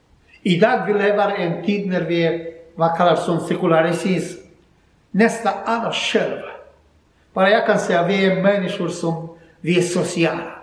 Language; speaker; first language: Swedish; non-native, learner; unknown